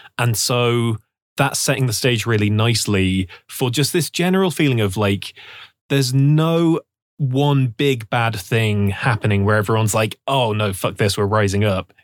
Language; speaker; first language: English; native; English